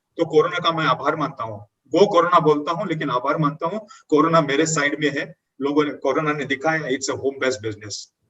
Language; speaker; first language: Hindi; non-native, local second language; Marathi